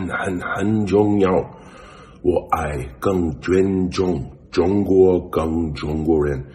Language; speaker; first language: Chinese; non-native, learner; English